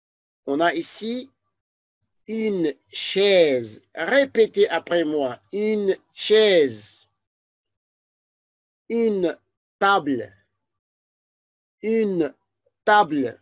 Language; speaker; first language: French; non-native, fluent; Arabic